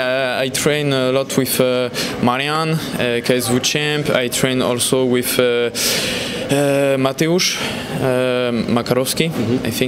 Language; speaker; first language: English; non-native, learner; French